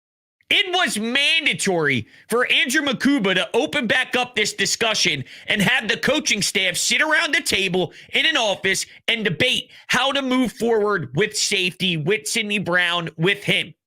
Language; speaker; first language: English; native; English